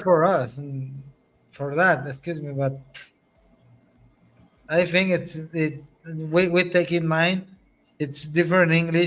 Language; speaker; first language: English; non-native, learner; Spanish